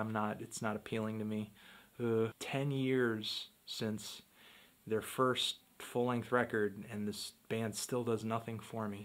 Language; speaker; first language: English; native; English